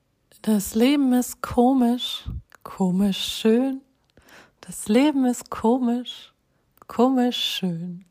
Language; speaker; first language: German; native; German